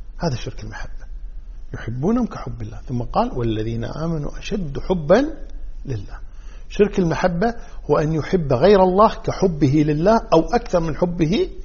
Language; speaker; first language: Arabic; native; Arabic